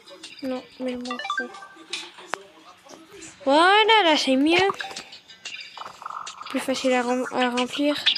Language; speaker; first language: French; native; French